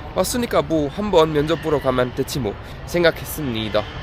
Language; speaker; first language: Korean; native; Korean